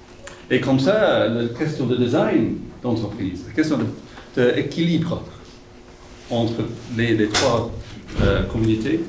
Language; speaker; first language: French; non-native, fluent; English